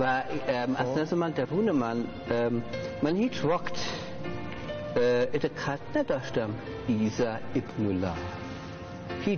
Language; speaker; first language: Persian; non-native, learner; German